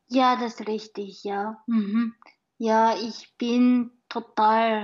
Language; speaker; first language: German; non-native, learner; Japanese